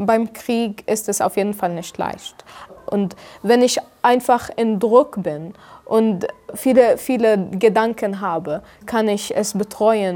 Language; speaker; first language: German; non-native, fluent; Arabic